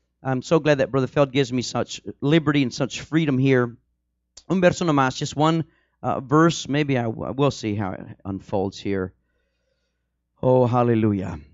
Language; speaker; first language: English; early bilingual, other home language; Spanish